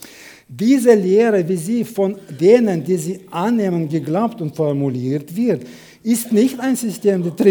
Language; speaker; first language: German; non-native, fluent; Russian